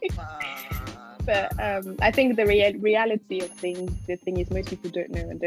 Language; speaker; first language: English; non-native, local second language; Akan